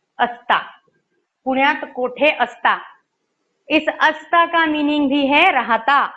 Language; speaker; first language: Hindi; non-native, local second language; Marathi